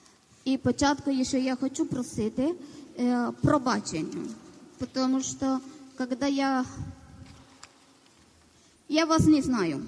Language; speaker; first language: Ukrainian; non-native, learner; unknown